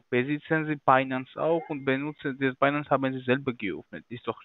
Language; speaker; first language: German; non-native, fluent; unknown